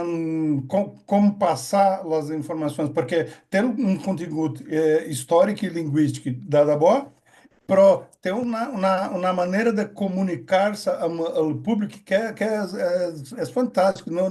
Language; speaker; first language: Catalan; non-native, learner; Portuguese